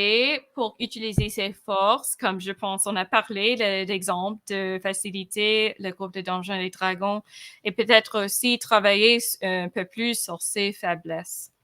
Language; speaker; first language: French; non-native, fluent; English